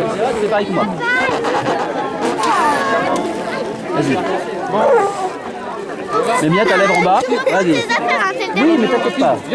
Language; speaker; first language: French; native; French